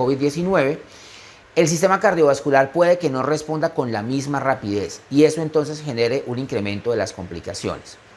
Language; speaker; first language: Spanish; native; Spanish